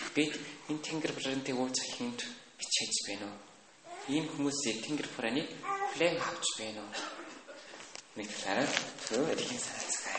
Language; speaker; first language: Mongolian; non-native, learner; Korean